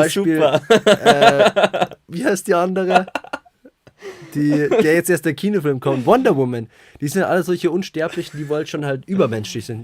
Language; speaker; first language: German; native; German